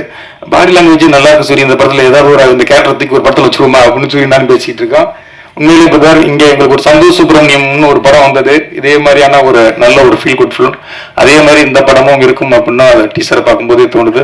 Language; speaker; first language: Tamil; native; Tamil